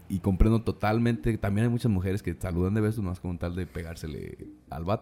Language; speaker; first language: Spanish; native; Spanish